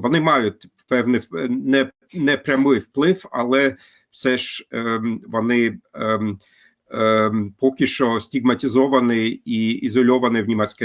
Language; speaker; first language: Ukrainian; non-native, fluent; German